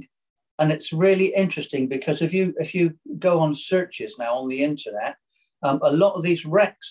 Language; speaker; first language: English; native; English